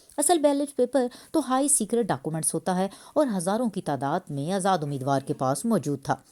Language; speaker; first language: Urdu; native; Urdu